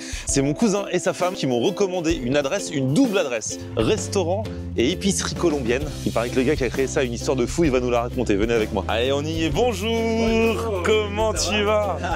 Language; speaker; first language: French; native; French